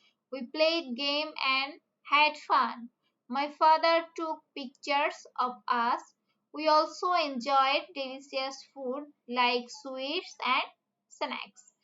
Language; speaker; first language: English; non-native, local second language; Bangla